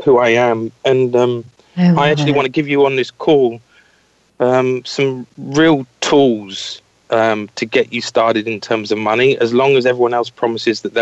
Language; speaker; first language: English; native; English